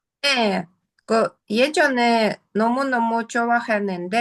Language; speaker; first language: Korean; non-native, learner; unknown